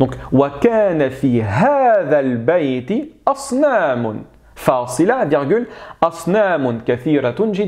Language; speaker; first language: Arabic; non-native, fluent; French